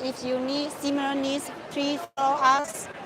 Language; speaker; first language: English; non-native, local second language; Chinese